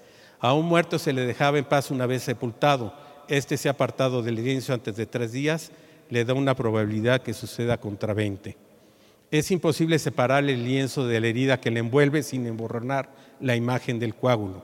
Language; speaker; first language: Spanish; native; Spanish